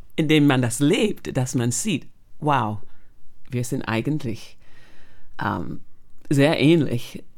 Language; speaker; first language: German; non-native, fluent; English